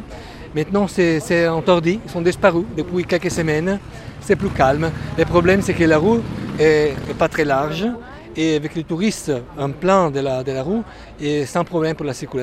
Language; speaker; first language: French; non-native, fluent; Italian